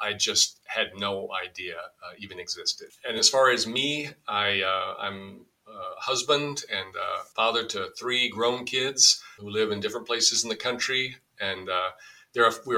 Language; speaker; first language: English; native; English